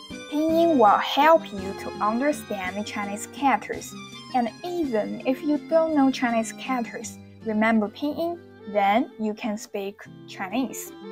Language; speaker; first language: English; non-native, fluent; Chinese